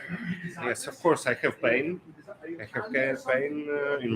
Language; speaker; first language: English; non-native, learner; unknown